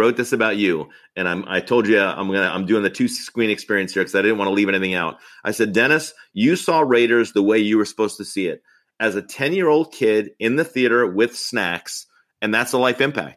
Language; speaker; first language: English; native; English